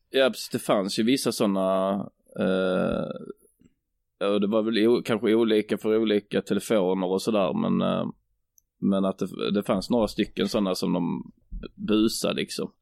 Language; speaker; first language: Swedish; native; Swedish